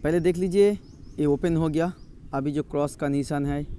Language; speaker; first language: Hindi; non-native, local second language; Bangla